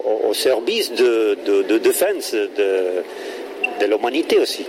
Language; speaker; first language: French; non-native, learner; Catalan